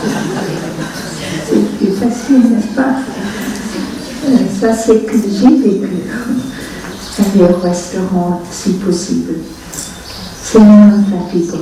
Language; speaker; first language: French; non-native, fluent; Vietnamese